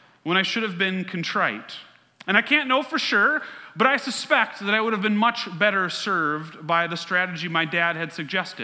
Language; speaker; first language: English; native; English